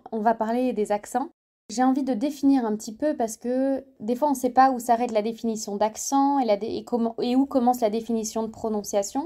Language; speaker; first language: French; native; French